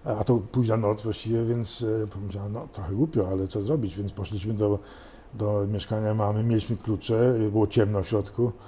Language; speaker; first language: Polish; early bilingual, heritage; Polish